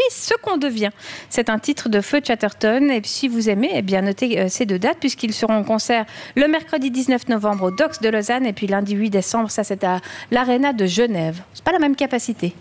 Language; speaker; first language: French; native; French